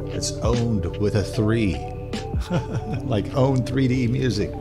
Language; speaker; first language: English; native; English